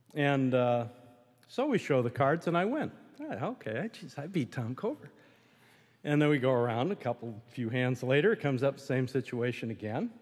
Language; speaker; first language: English; native; English